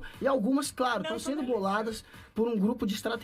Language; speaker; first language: Portuguese; native; Portuguese